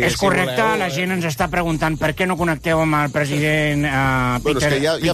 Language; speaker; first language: Catalan; native; Catalan